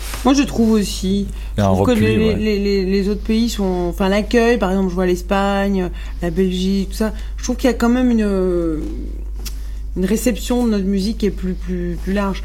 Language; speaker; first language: French; non-native, local second language; Arabic